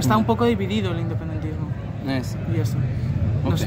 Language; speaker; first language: Spanish; native; Spanish